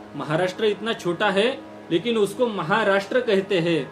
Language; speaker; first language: Hindi; non-native, local second language; Marathi